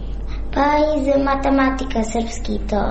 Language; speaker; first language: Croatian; non-native, learner; Persian